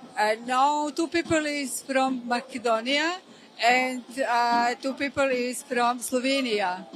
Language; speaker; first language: English; non-native, learner; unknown